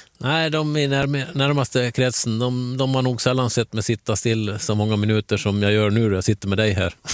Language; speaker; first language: Swedish; native; Swedish